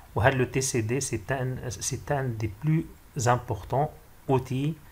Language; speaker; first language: French; non-native, local second language; Arabic